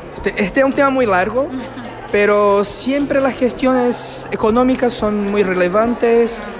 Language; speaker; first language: Spanish; non-native, fluent; Portuguese